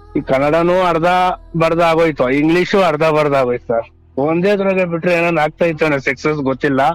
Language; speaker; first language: Kannada; non-native, local second language; Telugu